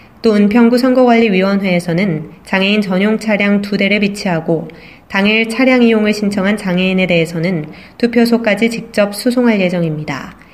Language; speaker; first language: Korean; native; Korean